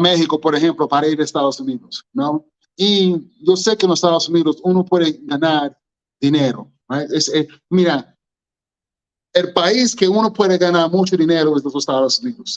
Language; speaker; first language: Spanish; non-native, learner; English